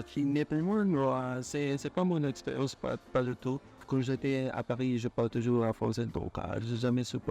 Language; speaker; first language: French; non-native, fluent; Filipino